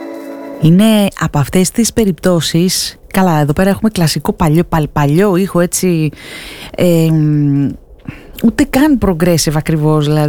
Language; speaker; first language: Greek; native; Greek